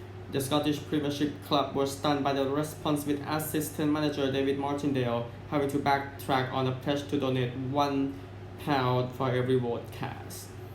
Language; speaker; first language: English; non-native, fluent; Thai